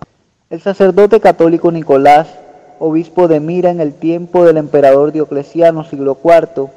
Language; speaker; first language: Spanish; native; Spanish